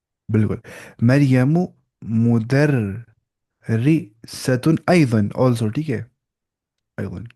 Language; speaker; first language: Arabic; non-native, fluent; Urdu